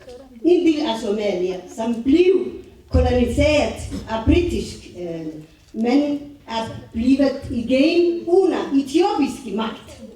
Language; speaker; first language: Danish; non-native, fluent; Somali